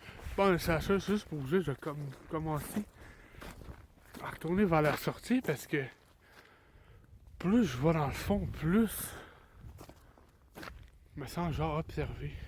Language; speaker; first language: French; native; French